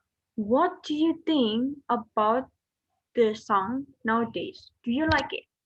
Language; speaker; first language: English; non-native, learner; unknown